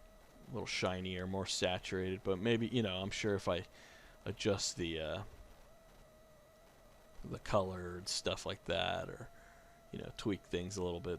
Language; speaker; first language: English; native; English